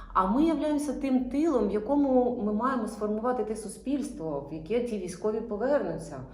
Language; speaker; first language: Ukrainian; non-native, local second language; Russian